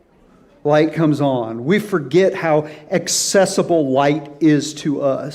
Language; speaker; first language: English; native; English